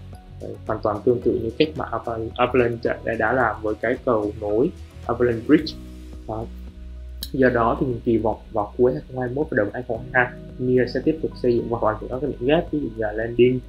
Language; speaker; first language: Vietnamese; native; Vietnamese